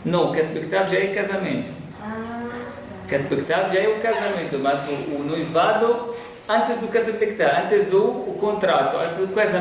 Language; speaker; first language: Portuguese; non-native, fluent; Arabic